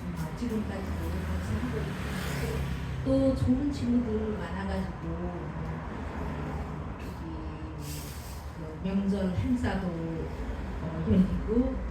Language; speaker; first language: Korean; non-native, fluent; Nepali